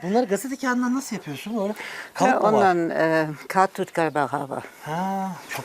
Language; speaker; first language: Turkish; non-native, learner; German